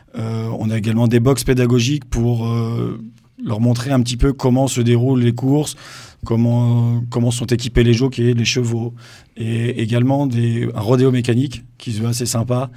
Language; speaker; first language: French; native; French